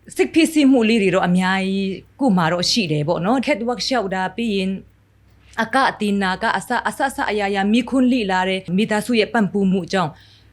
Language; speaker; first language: Burmese; non-native, local second language; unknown